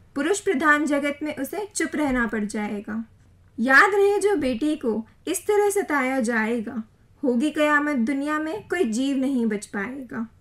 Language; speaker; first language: Hindi; native; Hindi